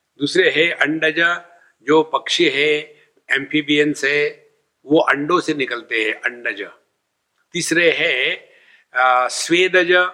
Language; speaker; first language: Hindi; non-native, local second language; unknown